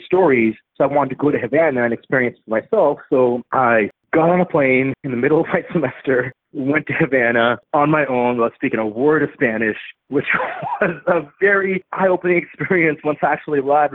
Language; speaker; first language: English; native; English